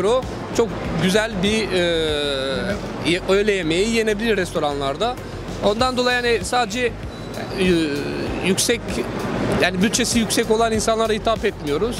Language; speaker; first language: Turkish; non-native, fluent; Albanian